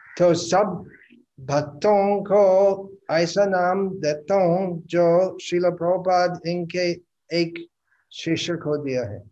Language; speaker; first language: Hindi; non-native, local second language; Bangla